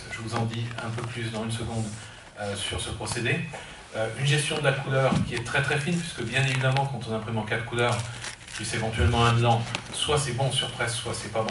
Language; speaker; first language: French; native; French